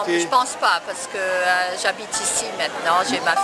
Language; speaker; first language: French; native; French